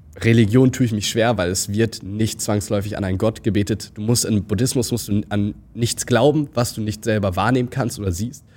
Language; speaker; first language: German; native; German